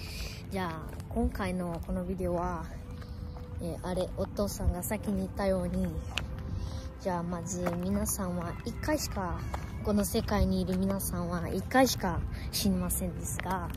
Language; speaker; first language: Japanese; early bilingual, other home language; Portuguese